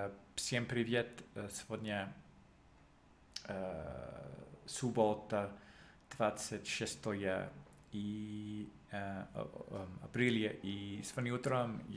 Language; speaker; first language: Russian; non-native, learner; English